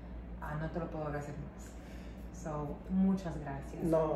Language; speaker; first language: Spanish; non-native, local second language; English